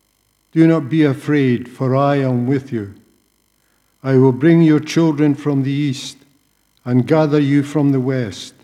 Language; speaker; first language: English; native; English